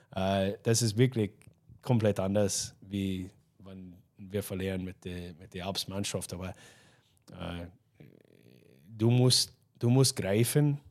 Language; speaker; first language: German; non-native, fluent; English